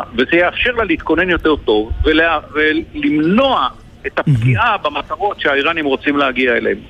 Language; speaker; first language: Hebrew; native; Hebrew